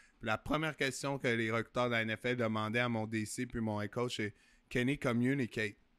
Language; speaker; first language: French; native; French